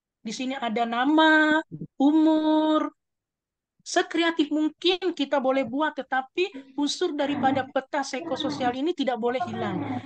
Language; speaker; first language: Indonesian; native; Indonesian